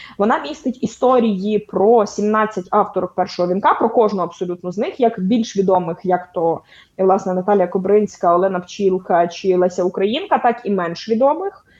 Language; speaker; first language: Ukrainian; native; Ukrainian